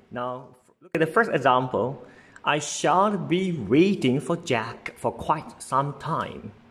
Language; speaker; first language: English; non-native, local second language; Chinese